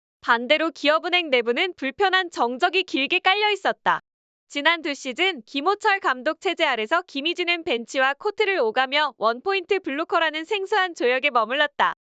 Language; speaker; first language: Korean; native; Korean